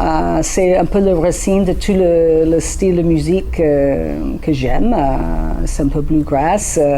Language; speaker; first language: French; non-native, learner; English